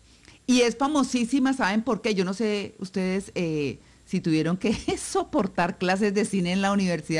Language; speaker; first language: Spanish; native; Spanish